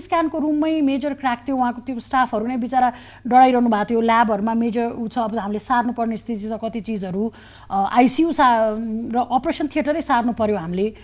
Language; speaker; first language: Nepali; native; Nepali